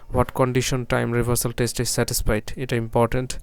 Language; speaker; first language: English; non-native, local second language; Bangla